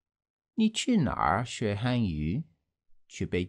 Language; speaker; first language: Chinese; non-native, learner; English